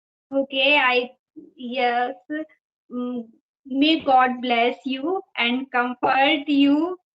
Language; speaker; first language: English; non-native, fluent; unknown